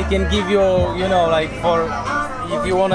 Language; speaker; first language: English; non-native, learner; Polish